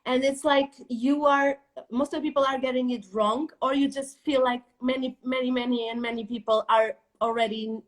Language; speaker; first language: English; non-native, fluent; Portuguese